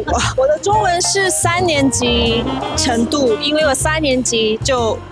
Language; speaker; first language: Chinese; early bilingual, other home language; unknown